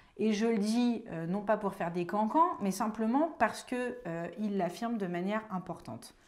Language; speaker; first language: French; native; French